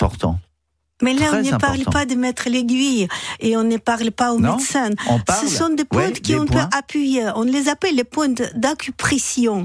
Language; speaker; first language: French; non-native, fluent; Russian